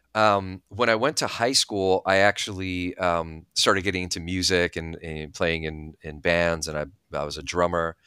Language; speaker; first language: English; early bilingual, other home language; Bulgarian